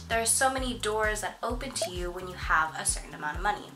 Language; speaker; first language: English; native; English